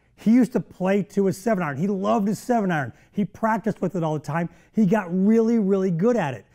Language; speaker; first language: English; native; English